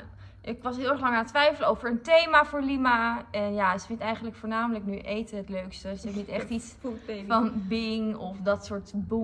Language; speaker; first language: Dutch; native; Dutch